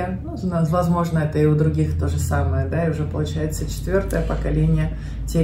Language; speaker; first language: Russian; native; Russian